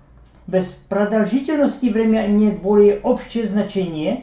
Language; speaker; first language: Russian; non-native, fluent; Slovak